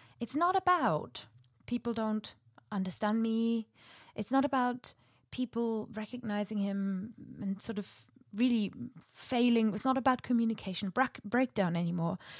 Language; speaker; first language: English; non-native, fluent; German